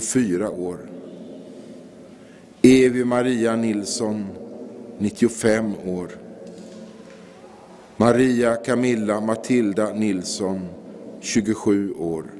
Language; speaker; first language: Swedish; native; Swedish